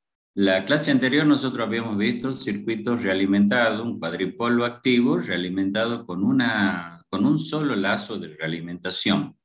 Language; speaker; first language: Spanish; native; Spanish